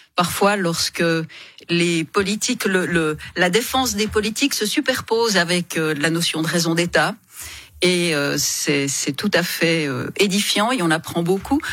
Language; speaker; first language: French; native; French